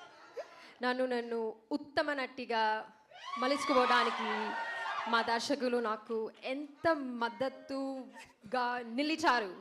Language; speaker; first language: Telugu; non-native, learner; Malayalam